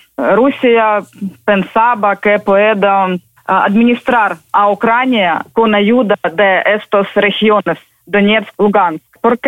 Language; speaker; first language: Spanish; non-native, learner; Ukrainian